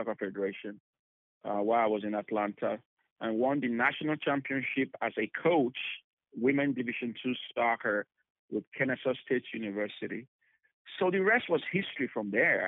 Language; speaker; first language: English; non-native, local second language; Bini